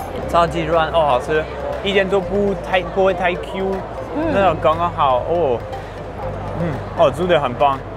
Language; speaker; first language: Chinese; non-native, fluent; French